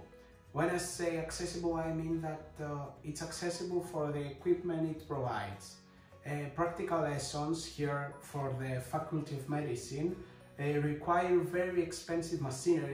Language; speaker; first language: English; non-native, fluent; Greek